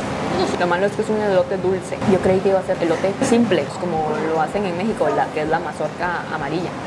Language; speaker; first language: Spanish; native; Spanish